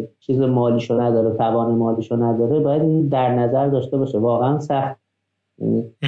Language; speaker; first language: Persian; non-native, local second language; Azerbaijani